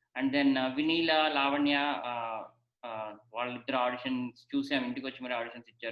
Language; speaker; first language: Telugu; native; Telugu